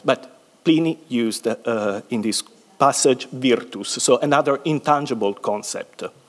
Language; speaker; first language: English; non-native, fluent; Italian